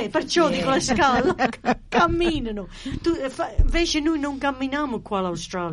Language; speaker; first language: Italian; early bilingual, heritage; Italian